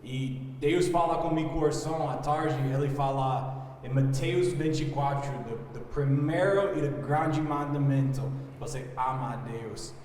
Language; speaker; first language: Portuguese; non-native, learner; English